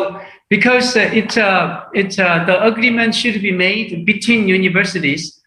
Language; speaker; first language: English; non-native, fluent; Korean